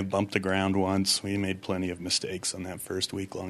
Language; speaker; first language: English; native; English